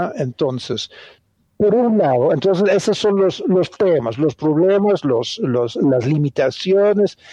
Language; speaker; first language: Spanish; non-native, fluent; Dutch